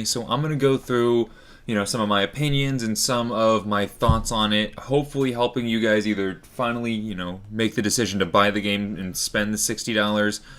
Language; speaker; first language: English; native; English